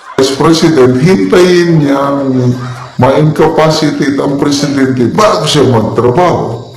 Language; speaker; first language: Filipino; non-native, local second language; Cebuano